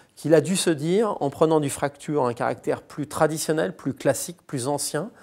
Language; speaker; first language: French; native; French